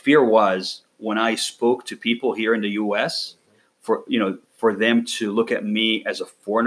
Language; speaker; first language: English; non-native, fluent; Arabic